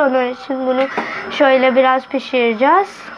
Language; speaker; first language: Turkish; non-native, learner; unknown